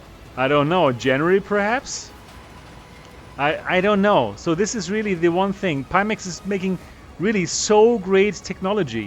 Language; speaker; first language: English; non-native, fluent; German